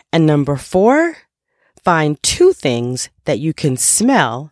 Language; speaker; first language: English; native; English